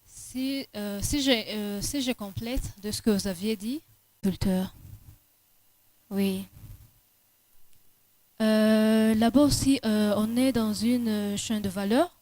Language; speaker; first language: French; non-native, local second language; Rundi